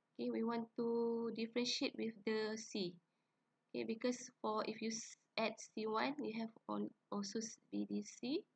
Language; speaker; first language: English; non-native, local second language; Malay